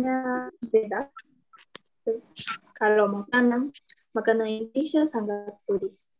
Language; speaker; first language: Indonesian; non-native, learner; Japanese